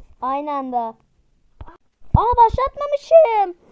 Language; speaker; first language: Turkish; native; Turkish